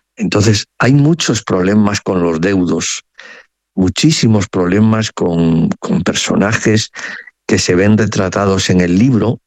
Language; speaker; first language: Spanish; native; Spanish